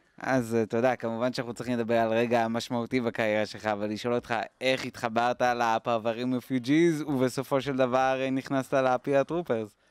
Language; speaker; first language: Hebrew; native; Hebrew